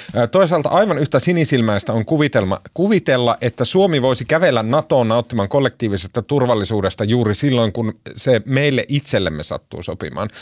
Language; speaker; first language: Finnish; native; Finnish